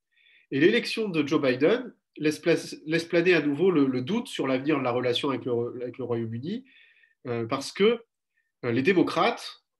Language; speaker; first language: French; native; French